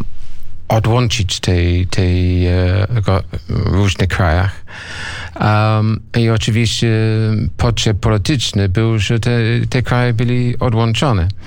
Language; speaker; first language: Polish; non-native, learner; English